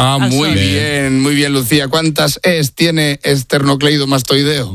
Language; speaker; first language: Spanish; native; Spanish